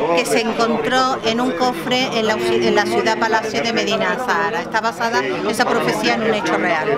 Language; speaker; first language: Spanish; native; Spanish